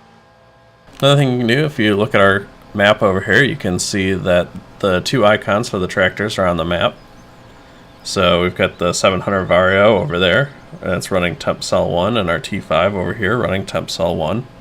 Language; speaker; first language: English; native; English